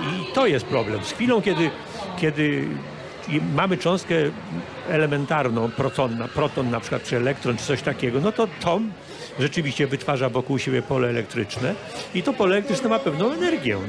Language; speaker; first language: Polish; native; Polish